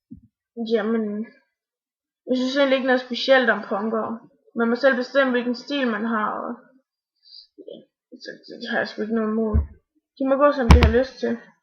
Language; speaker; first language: Danish; native; Danish